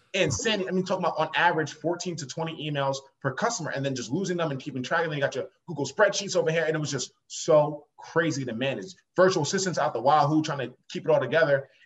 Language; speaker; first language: English; native; English